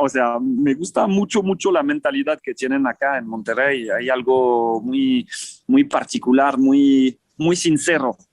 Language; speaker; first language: Spanish; non-native, fluent; French